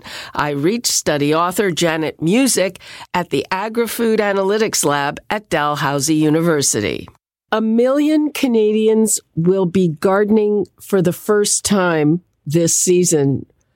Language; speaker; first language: English; native; English